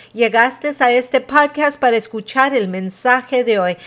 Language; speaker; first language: Spanish; early bilingual, heritage; Spanish